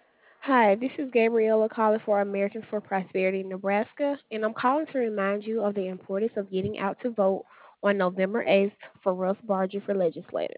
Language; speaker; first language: English; native; English